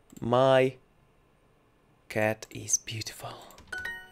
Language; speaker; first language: English; non-native, learner; Russian